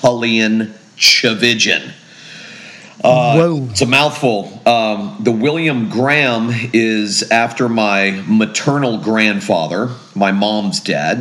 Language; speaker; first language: English; native; English